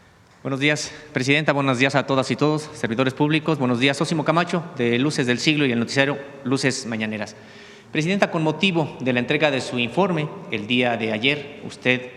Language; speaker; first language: Spanish; native; Spanish